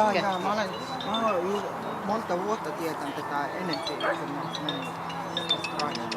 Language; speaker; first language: Finnish; non-native, fluent; Russian